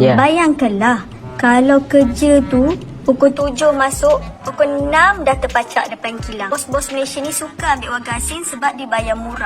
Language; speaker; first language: Malay; native; Malay